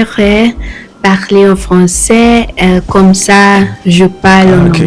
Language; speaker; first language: French; non-native, learner; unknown